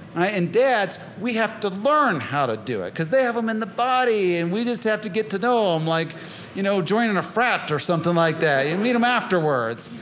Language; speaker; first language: English; native; English